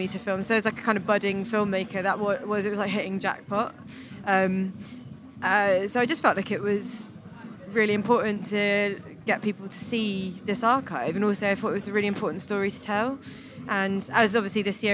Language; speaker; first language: English; native; English